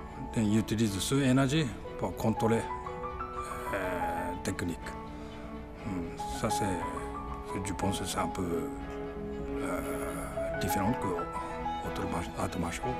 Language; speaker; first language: French; non-native, learner; Japanese